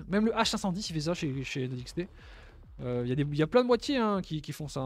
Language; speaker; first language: French; native; French